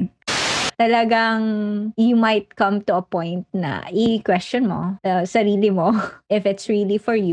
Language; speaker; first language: English; non-native, local second language; Waray